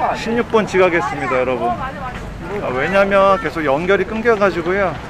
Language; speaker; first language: Korean; native; Korean